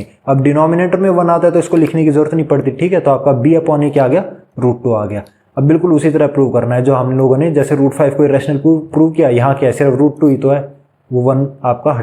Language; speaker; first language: Hindi; native; Hindi